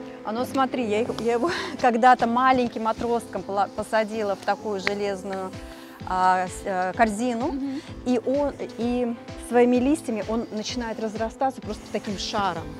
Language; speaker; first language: Russian; native; Russian